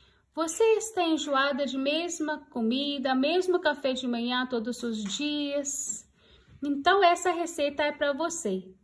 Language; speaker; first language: Portuguese; non-native, fluent; Hindi